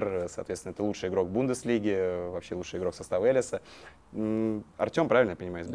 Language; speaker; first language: Russian; native; Russian